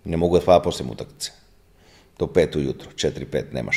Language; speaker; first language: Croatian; non-native, fluent; Italian